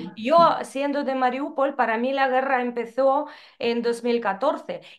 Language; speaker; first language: Spanish; non-native, fluent; Ukrainian